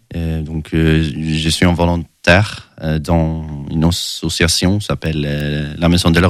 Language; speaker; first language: French; non-native, learner; Swedish